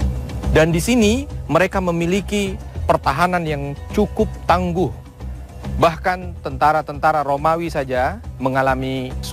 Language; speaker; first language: Indonesian; native; Indonesian